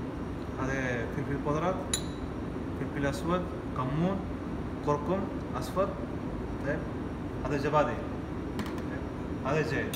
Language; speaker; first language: Arabic; non-native, learner; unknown